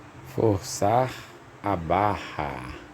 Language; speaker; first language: Portuguese; native; Portuguese